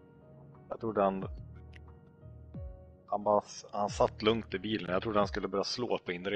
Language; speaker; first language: Swedish; native; Swedish